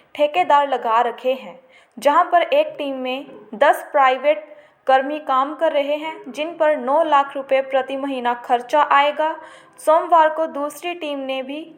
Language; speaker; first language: Hindi; non-native, local second language; Punjabi